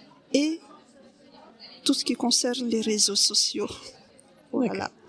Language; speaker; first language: French; non-native, local second language; Malagasy